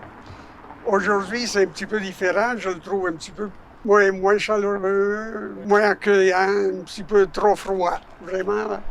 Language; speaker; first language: French; non-native, fluent; Italian